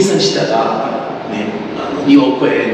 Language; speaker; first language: Japanese; non-native, learner; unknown